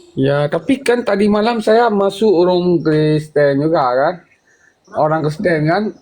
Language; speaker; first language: Indonesian; native; Indonesian